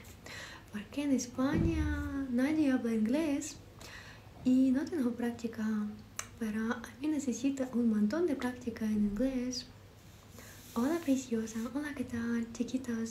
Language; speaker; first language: Spanish; non-native, learner; Ukrainian